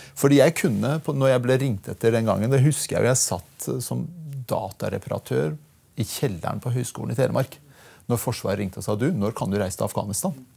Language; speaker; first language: Norwegian; early bilingual, other home language; Persian